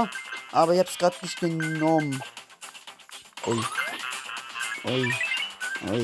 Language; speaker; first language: German; native; German